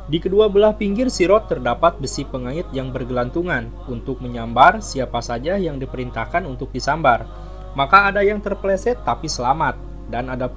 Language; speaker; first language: Indonesian; native; Indonesian